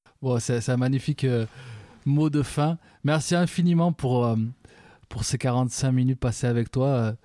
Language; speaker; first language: French; native; French